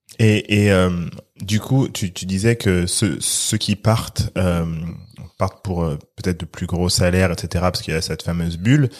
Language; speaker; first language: French; native; French